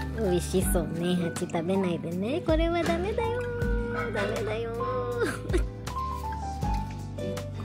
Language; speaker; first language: Japanese; native; Japanese